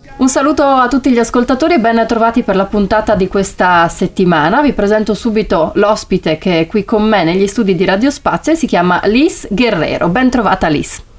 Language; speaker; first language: Italian; native; Italian